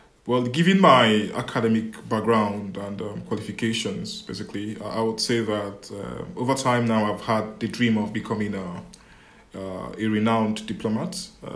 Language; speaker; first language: English; non-native, local second language; Igbo